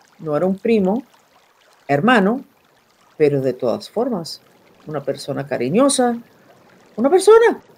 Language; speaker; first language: Spanish; non-native, fluent; English